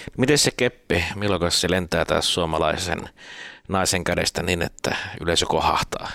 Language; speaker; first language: Finnish; native; Finnish